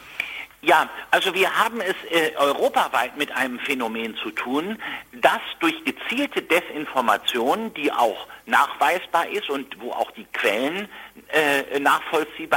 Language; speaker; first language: German; native; German